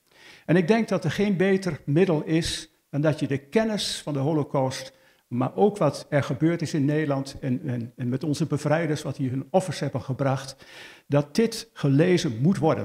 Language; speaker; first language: Dutch; native; Dutch